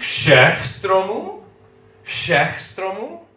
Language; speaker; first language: Czech; non-native, learner; English